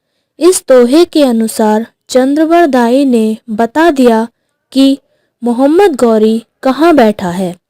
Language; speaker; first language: Hindi; native; Hindi